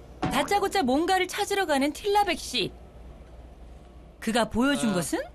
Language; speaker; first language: Korean; native; Korean